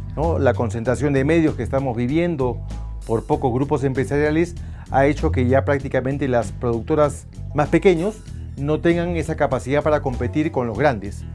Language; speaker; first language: Spanish; native; Spanish